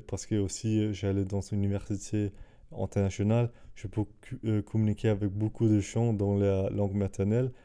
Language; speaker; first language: French; non-native, fluent; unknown